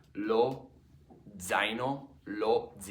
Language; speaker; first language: Italian; non-native, fluent; English